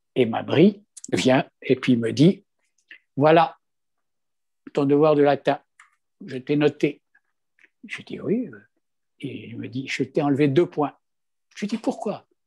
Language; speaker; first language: French; non-native, local second language; Kabyle